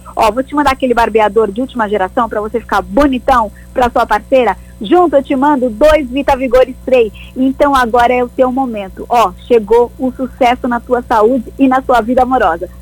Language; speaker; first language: Portuguese; native; Portuguese